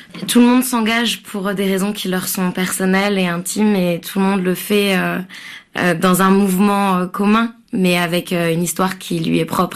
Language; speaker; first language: French; native; French